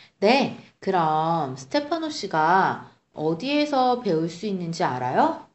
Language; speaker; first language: Korean; native; Korean